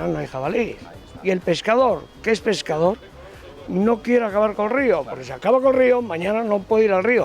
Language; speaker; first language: Spanish; native; Spanish